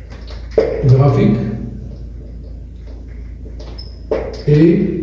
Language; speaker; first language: French; non-native, local second language; Arabic